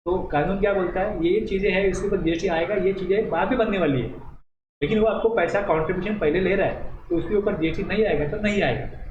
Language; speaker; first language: Hindi; non-native, local second language; Marathi